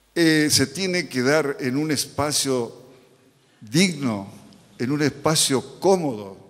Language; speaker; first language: Spanish; native; Spanish